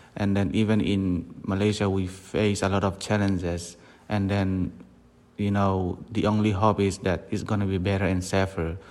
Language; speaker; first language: English; non-native, fluent; Burmese